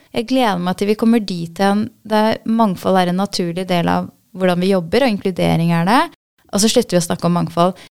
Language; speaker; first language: Norwegian; early bilingual, other home language; Persian